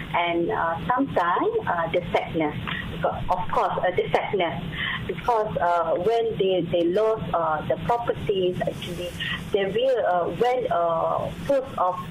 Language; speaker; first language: English; non-native, local second language; Malay